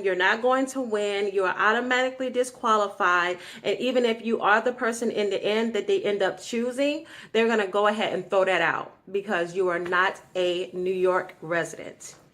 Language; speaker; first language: English; native; English